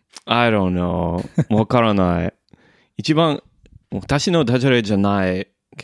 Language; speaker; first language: Japanese; non-native, learner; English